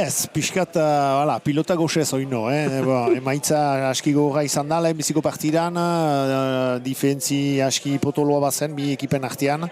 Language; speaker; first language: Basque; native; Basque